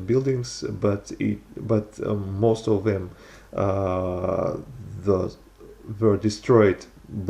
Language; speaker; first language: English; non-native, learner; Russian